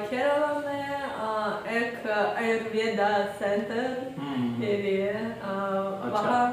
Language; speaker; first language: Hindi; non-native, learner; Russian